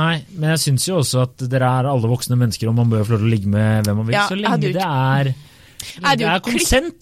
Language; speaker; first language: Norwegian; native; Norwegian